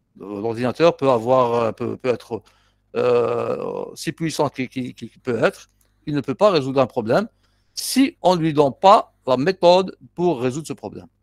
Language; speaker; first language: French; non-native, local second language; Arabic